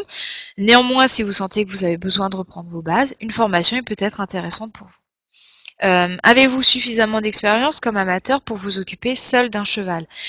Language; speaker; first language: French; native; French